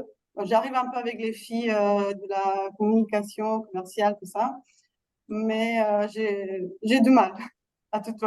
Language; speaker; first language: French; non-native, fluent; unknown